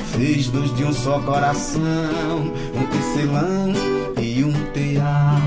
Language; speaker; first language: Portuguese; native; Portuguese